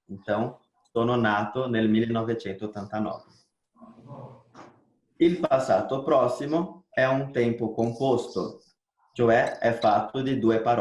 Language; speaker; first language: Italian; non-native, fluent; Portuguese